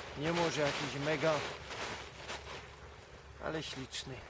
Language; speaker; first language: Polish; native; Polish